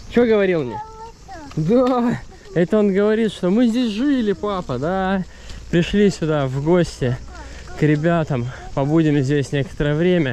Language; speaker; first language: Russian; native; Russian